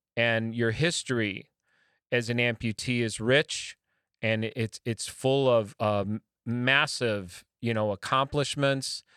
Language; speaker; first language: English; native; English